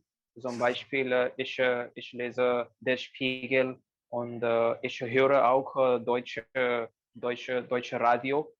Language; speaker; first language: German; non-native, learner; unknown